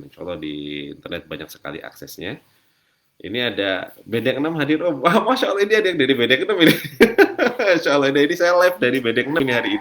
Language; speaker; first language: Indonesian; native; Indonesian